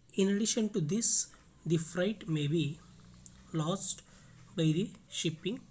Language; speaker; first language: English; non-native, local second language; Kannada